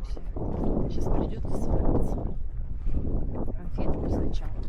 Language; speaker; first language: Russian; native; Russian